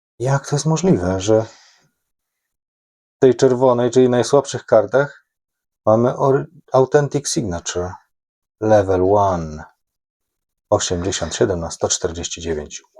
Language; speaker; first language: Polish; native; Polish